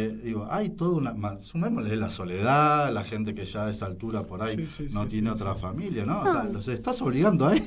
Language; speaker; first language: Spanish; native; Spanish